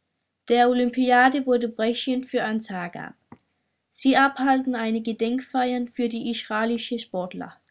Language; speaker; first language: German; non-native, learner; Danish